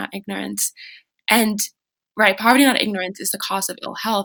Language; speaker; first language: English; non-native, local second language; French